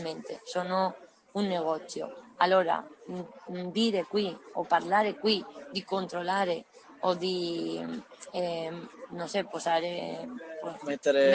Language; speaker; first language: Italian; non-native, learner; Spanish